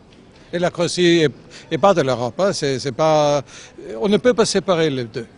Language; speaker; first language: French; non-native, fluent; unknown